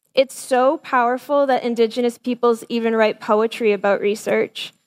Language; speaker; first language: English; native; English